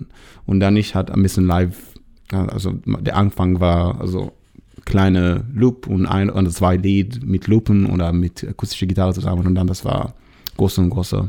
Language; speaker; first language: German; non-native, learner; Hebrew